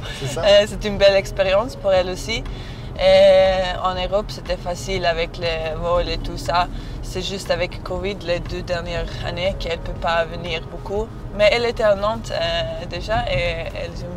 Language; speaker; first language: French; non-native, learner; Serbian